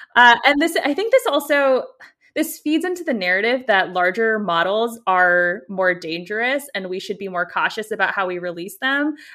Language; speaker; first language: English; native; English